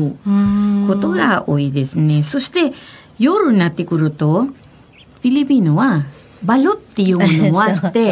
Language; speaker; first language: Japanese; non-native, fluent; Filipino